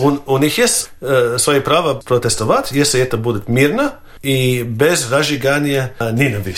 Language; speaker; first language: Russian; non-native, fluent; Latvian